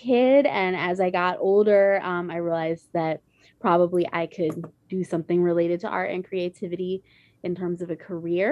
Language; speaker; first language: English; native; English